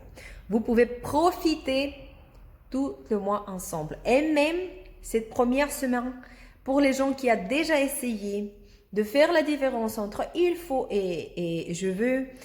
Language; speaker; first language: French; non-native, learner; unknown